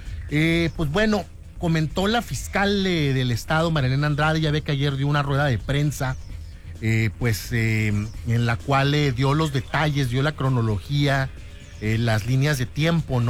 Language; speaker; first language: Spanish; native; Spanish